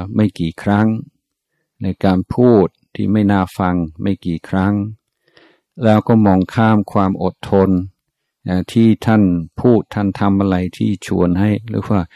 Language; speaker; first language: Thai; non-native, fluent; English